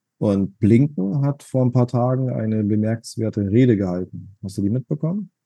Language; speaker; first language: German; non-native, fluent; Russian